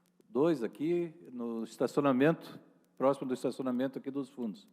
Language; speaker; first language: Portuguese; native; Portuguese